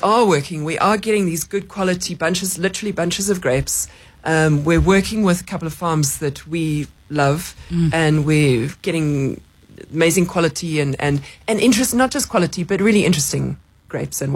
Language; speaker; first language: English; native; English